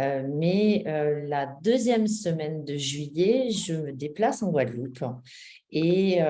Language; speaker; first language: French; native; French